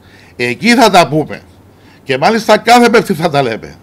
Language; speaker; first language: Greek; native; Greek